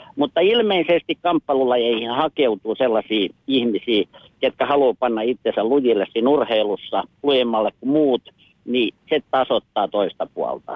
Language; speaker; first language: Finnish; native; Finnish